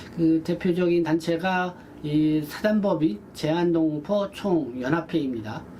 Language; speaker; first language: Korean; native; Korean